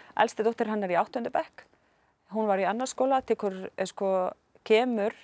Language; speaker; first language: Icelandic; non-native, fluent; Arabic